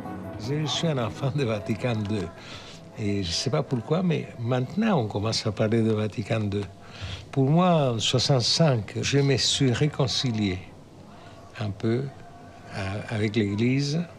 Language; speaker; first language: French; non-native, fluent; Spanish